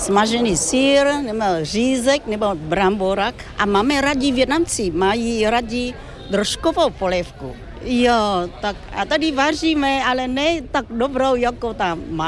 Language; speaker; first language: Czech; non-native, learner; Vietnamese